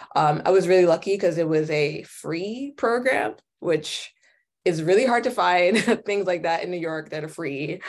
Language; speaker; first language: English; native; English